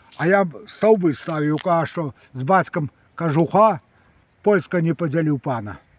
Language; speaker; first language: Belarusian; native; Belarusian